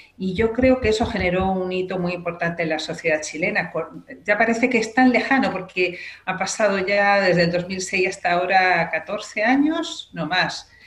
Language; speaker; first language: Spanish; native; Spanish